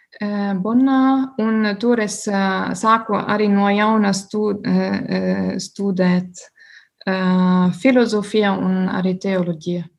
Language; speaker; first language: Latvian; non-native, learner; German